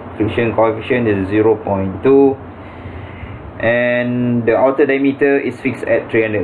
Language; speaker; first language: English; non-native, local second language; Malay